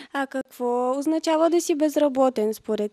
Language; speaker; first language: Bulgarian; native; Bulgarian